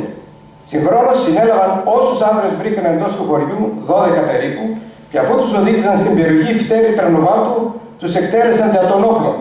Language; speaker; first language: Greek; native; Greek